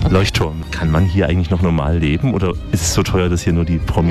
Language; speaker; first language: German; native; German